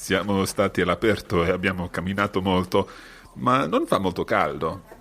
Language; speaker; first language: Italian; non-native, fluent; English